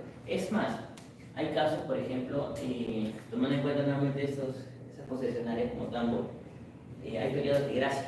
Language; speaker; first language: Spanish; native; Spanish